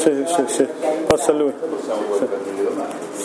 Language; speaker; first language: Italian; non-native, learner; Kurdish